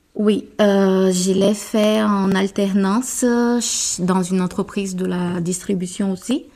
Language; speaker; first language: French; non-native, fluent; Portuguese